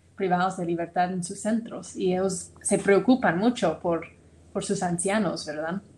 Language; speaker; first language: Spanish; non-native, fluent; English